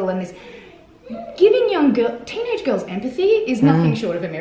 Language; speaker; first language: English; native; English